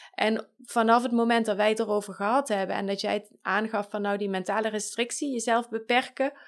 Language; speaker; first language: Dutch; native; Dutch